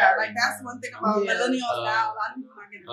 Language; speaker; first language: English; native; English